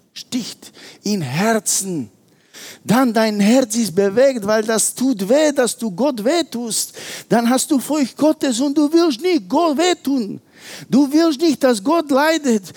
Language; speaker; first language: German; non-native, fluent; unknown